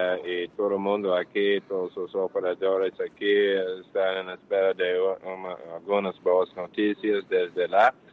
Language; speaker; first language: Portuguese; non-native, fluent; English